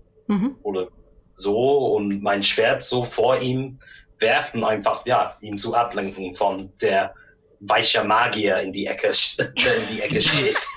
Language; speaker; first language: German; non-native, learner; English